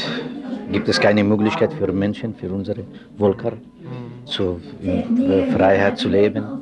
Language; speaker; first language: German; non-native, learner; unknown